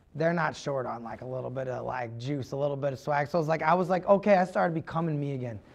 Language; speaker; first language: English; native; English